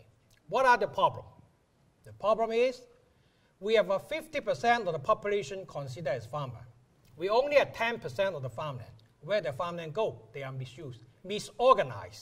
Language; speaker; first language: English; non-native, local second language; Cantonese